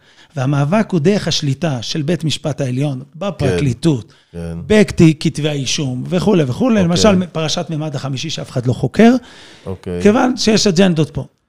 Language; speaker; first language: Hebrew; native; Hebrew